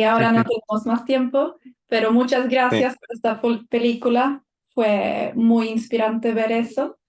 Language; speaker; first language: Spanish; non-native, fluent; Swedish